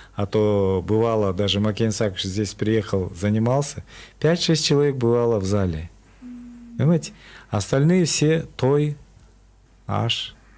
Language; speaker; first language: Russian; non-native, local second language; Kyrgyz